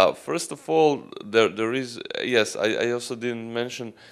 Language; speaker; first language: English; non-native, fluent; Croatian